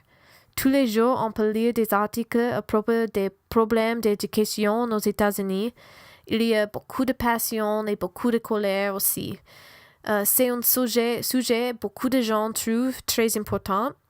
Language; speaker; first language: French; non-native, learner; English